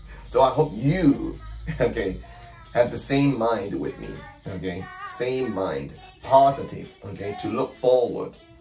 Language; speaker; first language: English; non-native, local second language; Cantonese